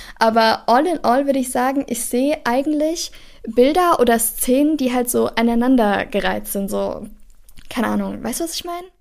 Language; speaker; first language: German; native; German